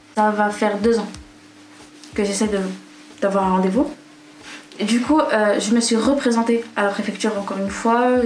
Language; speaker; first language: French; non-native, local second language; Arabic